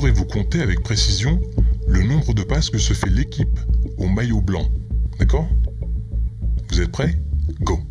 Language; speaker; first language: French; native; French